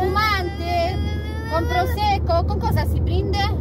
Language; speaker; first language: Italian; non-native, learner; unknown